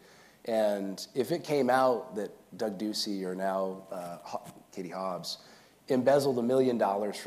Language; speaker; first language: English; native; English